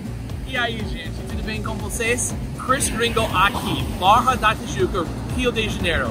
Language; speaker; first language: Portuguese; non-native, fluent; English